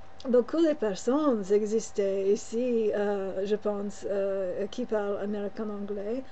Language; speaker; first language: French; non-native, learner; English